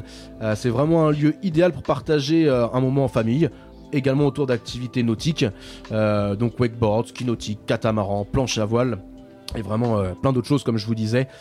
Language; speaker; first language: French; native; French